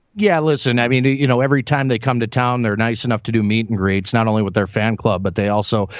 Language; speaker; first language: English; native; English